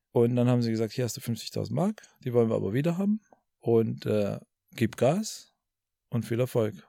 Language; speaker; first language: German; early bilingual, other home language; Albanian